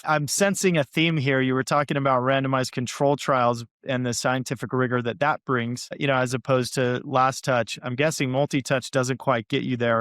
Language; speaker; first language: English; native; English